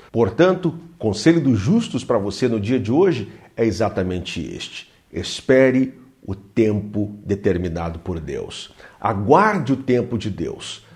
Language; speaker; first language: Portuguese; native; Portuguese